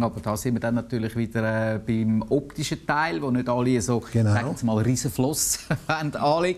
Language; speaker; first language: German; native; German